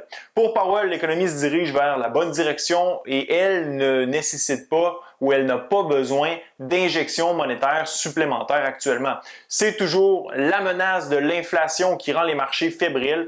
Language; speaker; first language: French; native; French